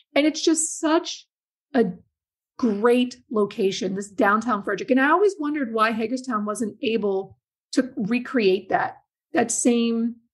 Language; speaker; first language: English; native; English